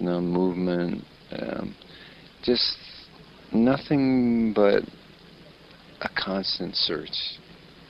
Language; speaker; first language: English; native; English